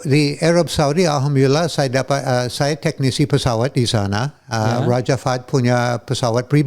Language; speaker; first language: Indonesian; non-native, fluent; English